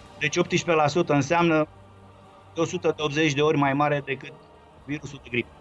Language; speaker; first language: Romanian; native; Romanian